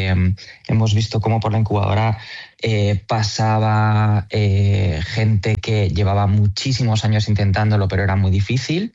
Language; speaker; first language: Spanish; native; Spanish